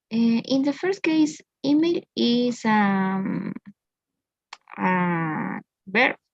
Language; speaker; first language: English; non-native, learner; Spanish